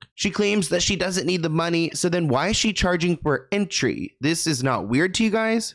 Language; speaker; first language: English; native; English